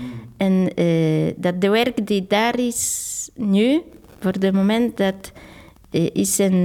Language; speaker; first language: Dutch; non-native, fluent; Polish